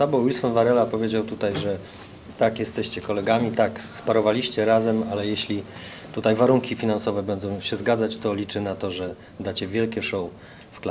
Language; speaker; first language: Polish; native; Polish